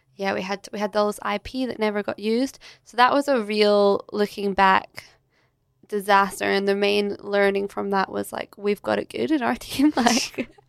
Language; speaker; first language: English; native; English